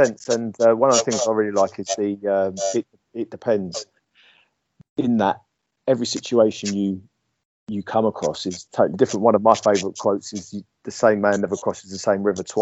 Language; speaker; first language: English; native; English